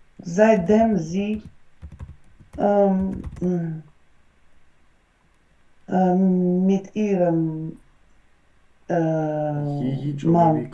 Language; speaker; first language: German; non-native, learner; Ukrainian